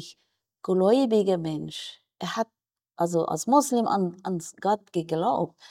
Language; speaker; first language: German; non-native, fluent; Persian